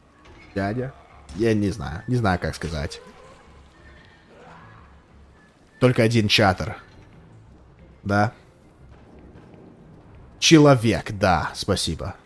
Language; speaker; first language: Russian; non-native, learner; English